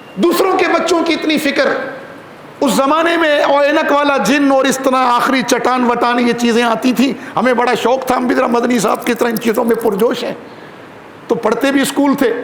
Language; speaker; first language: Urdu; non-native, local second language; Kashmiri